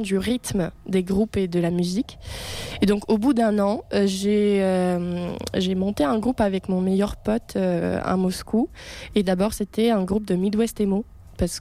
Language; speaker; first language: French; non-native, fluent; Russian